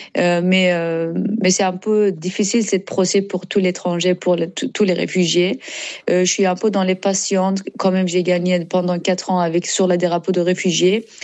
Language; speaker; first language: French; non-native, learner; Persian